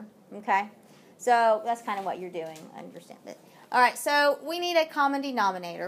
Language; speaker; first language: English; native; English